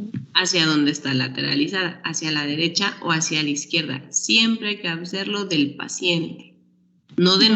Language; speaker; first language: Spanish; native; Spanish